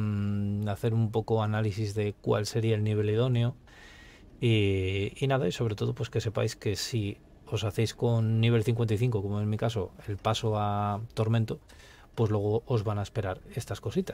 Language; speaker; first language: Spanish; native; Spanish